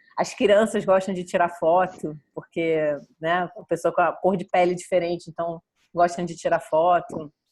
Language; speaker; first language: Portuguese; native; Portuguese